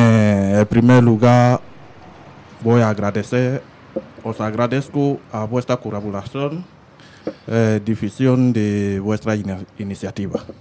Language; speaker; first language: Spanish; non-native, learner; French